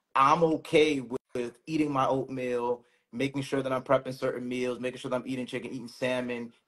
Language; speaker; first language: English; native; English